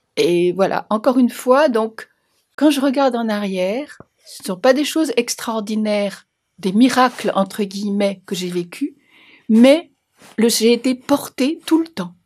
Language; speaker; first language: French; native; French